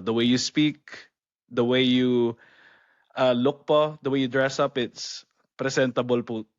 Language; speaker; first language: English; non-native, local second language; Filipino